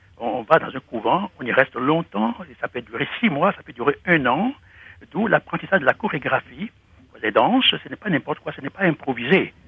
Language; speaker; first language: French; non-native, local second language; Fon